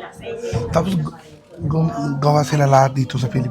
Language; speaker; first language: Filipino; non-native, learner; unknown